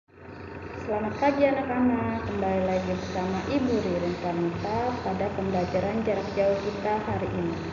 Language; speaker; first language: Indonesian; native; Indonesian